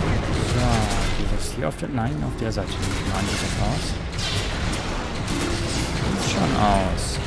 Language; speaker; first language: German; native; German